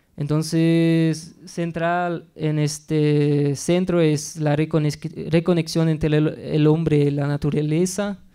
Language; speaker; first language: Spanish; non-native, fluent; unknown